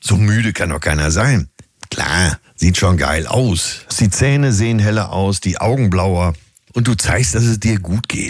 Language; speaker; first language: German; native; German